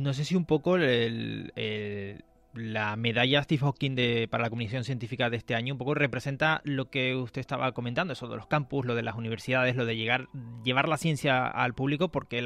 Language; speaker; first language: Spanish; native; Spanish